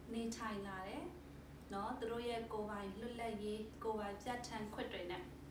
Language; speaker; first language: Burmese; non-native, local second language; Western Kayah